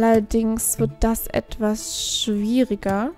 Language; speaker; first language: German; native; German